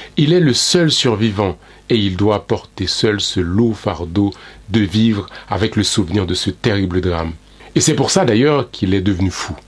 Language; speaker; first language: French; non-native, local second language; Haitian Creole